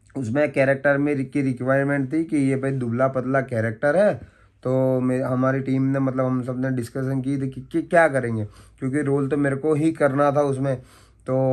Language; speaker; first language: Hindi; non-native, local second language; Gujarati